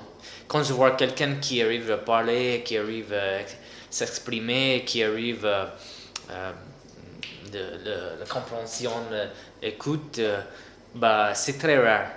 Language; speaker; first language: French; non-native, fluent; English